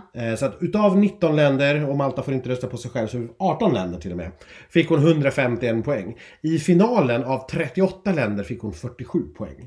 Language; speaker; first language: Swedish; native; Swedish